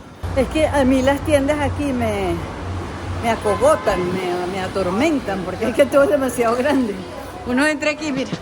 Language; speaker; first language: Spanish; native; Spanish